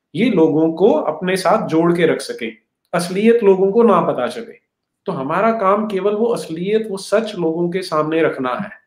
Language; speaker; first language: Hindi; native; Hindi